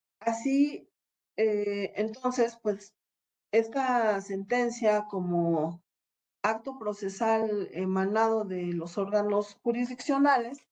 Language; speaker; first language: Spanish; native; Spanish